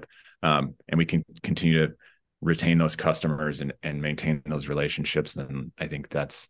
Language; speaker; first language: English; native; English